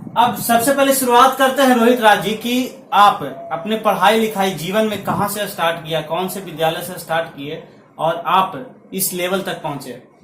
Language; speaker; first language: Hindi; native; Hindi